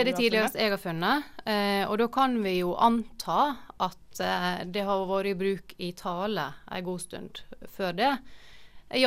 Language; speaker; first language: Norwegian; native; Norwegian